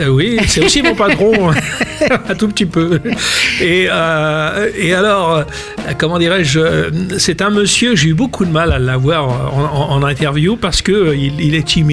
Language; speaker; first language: French; native; French